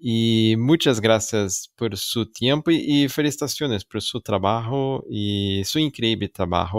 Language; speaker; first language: Spanish; non-native, fluent; Portuguese